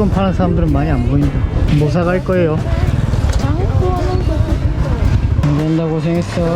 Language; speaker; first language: Korean; native; Korean